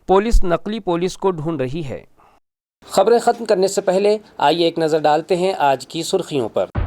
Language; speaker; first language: Urdu; native; Urdu